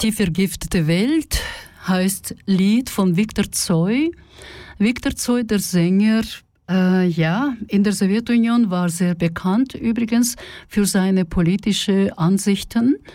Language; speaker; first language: German; non-native, fluent; Russian